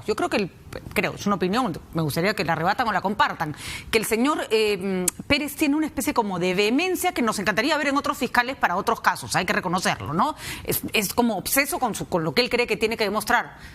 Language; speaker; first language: Spanish; native; Spanish